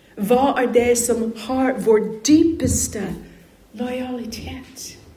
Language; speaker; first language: Norwegian; non-native, fluent; English